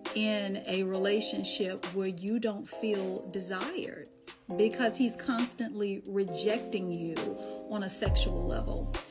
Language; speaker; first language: English; native; English